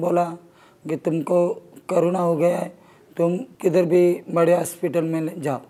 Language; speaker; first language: Hindi; non-native, local second language; Marathi